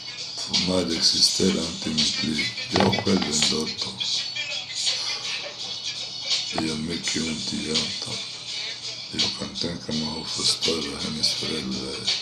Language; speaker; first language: Swedish; non-native, fluent; Spanish